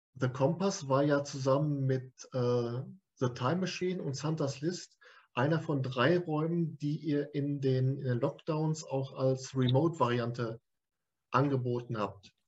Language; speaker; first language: German; native; German